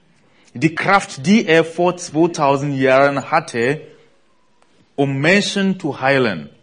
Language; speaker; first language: German; non-native, fluent; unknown